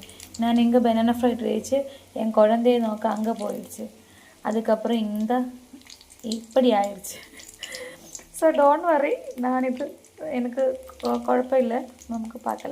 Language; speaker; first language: Tamil; non-native, learner; Malayalam